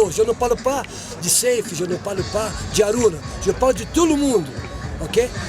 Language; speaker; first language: French; non-native, fluent; Portuguese